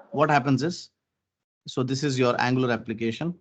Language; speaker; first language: English; non-native, local second language; Marathi